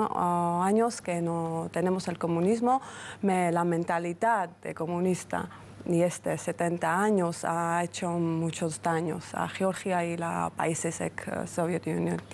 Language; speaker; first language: Spanish; non-native, fluent; Georgian